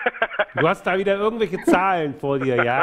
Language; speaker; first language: German; native; German